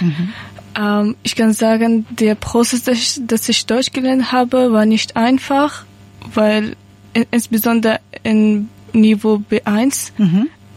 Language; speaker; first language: German; non-native, learner; Persian